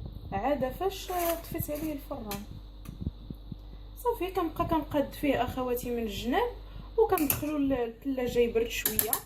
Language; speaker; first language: Arabic; native; Arabic